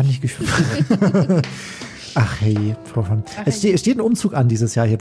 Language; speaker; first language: German; native; German